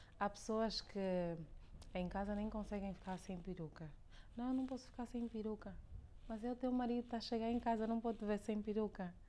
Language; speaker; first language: Portuguese; native; Portuguese